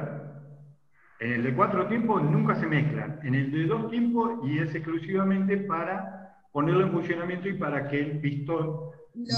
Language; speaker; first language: Spanish; native; Spanish